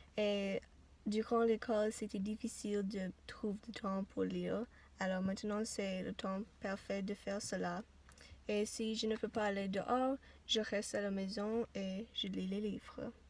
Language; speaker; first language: French; non-native, learner; English